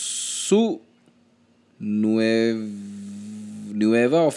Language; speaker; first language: Spanish; non-native, learner; Hindi